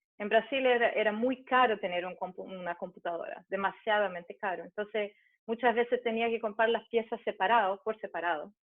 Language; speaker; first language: Spanish; early bilingual, heritage; Spanish